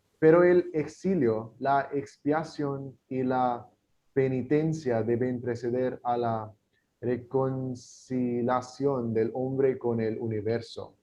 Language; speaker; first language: Spanish; non-native, learner; English